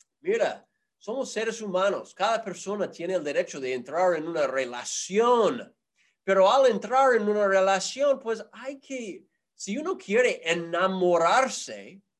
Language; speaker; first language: Spanish; non-native, fluent; English